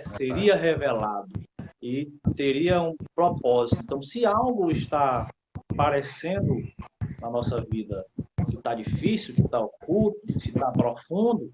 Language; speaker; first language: Portuguese; native; Portuguese